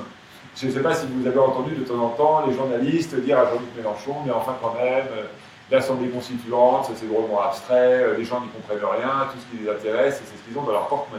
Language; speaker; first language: French; native; French